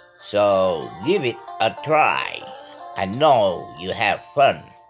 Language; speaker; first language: English; non-native, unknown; Vietnamese